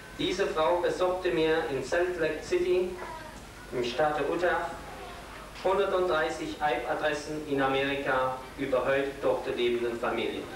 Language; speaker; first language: German; non-native, local second language; Swiss German